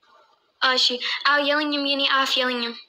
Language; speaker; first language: Amharic; non-native, learner; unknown